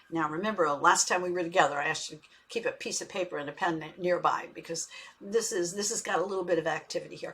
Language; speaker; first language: English; native; English